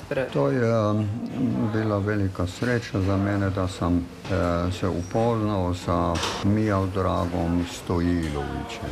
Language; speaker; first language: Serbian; non-native, fluent; German